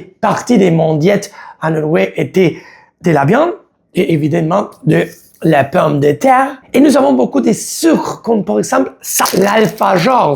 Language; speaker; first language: French; non-native, learner; Spanish